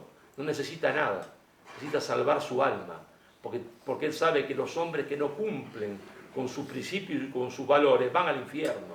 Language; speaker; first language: Spanish; native; Spanish